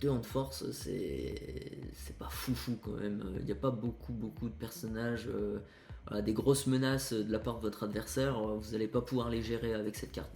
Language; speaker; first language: French; native; French